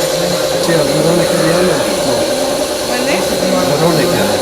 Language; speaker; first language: Spanish; native; Spanish